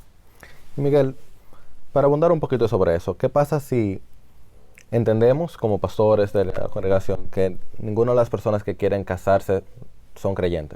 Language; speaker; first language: Spanish; native; Spanish